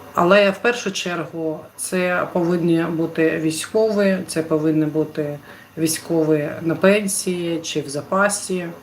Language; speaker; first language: Ukrainian; non-native, local second language; Russian